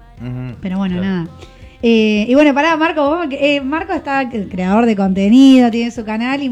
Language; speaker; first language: Spanish; native; Spanish